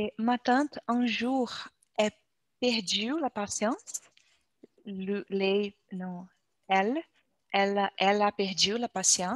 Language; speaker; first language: French; non-native, learner; Portuguese